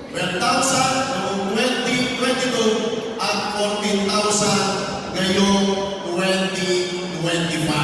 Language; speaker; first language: Filipino; non-native, local second language; Pampanga